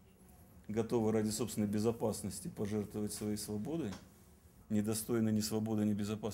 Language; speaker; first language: Russian; native; Russian